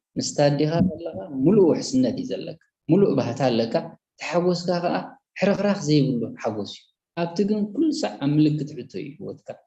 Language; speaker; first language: Tigrinya; native; Tigrinya